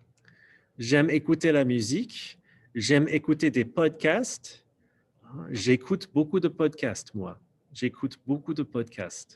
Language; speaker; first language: French; non-native, fluent; English